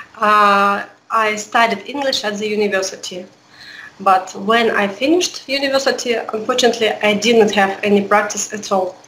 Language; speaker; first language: English; non-native, learner; Russian